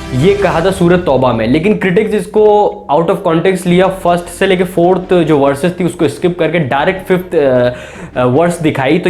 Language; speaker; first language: Hindi; native; Hindi